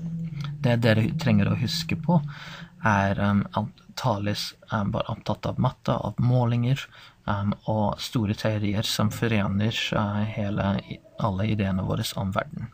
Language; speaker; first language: Norwegian; non-native, fluent; English